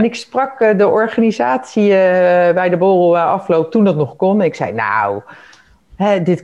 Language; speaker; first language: Dutch; native; Dutch